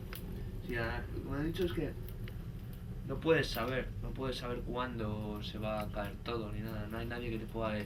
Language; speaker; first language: Spanish; native; Spanish